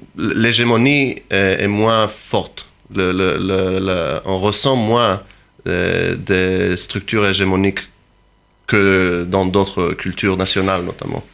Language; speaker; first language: French; non-native, fluent; Hebrew